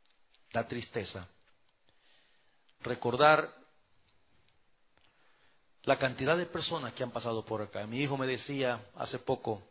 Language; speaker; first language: Spanish; native; Spanish